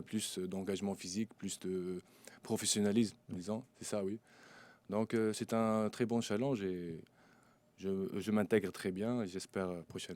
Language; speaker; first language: French; non-native, local second language; Arabic